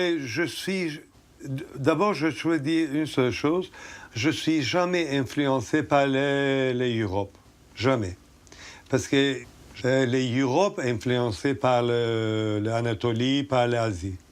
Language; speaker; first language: French; non-native, fluent; Turkish